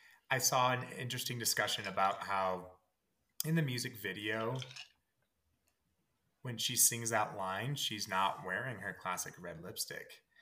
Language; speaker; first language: English; native; English